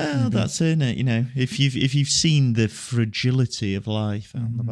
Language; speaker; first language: English; native; English